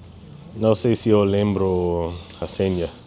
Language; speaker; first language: Portuguese; non-native, learner; English